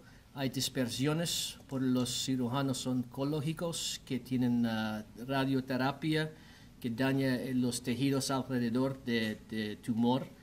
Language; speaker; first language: Spanish; non-native, learner; English